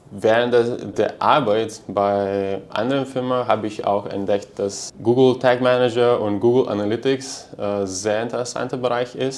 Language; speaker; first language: German; non-native, learner; Lithuanian